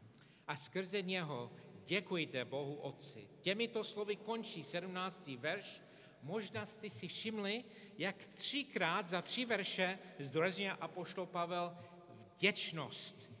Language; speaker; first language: Czech; non-native, fluent; English